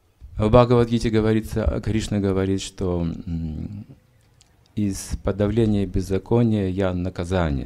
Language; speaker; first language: Russian; native; Russian